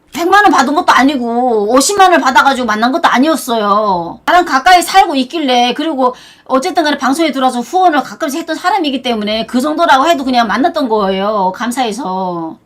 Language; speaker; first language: Korean; native; Korean